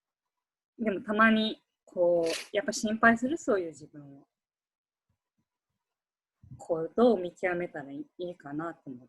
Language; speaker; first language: Japanese; native; Japanese